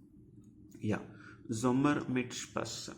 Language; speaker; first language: German; non-native, fluent; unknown